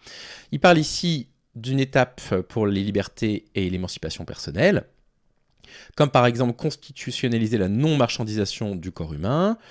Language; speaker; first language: French; native; French